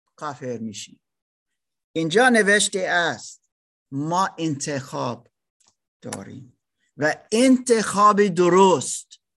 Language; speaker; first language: Persian; non-native, learner; German